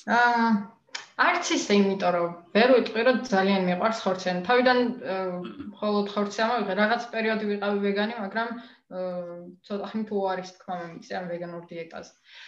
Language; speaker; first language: Georgian; native; Georgian